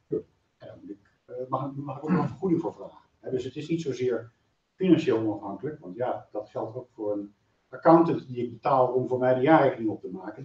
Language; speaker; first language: Dutch; native; Dutch